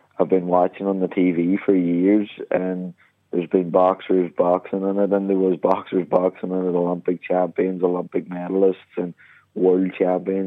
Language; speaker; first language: English; native; English